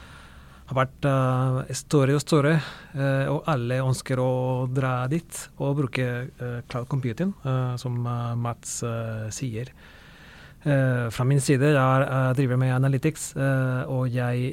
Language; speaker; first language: Norwegian; non-native, fluent; Spanish